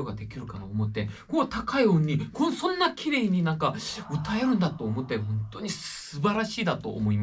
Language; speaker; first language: Japanese; non-native, fluent; Korean